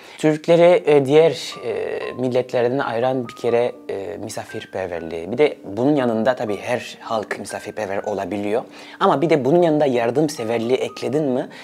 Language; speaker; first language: Turkish; early bilingual, other home language; Swahili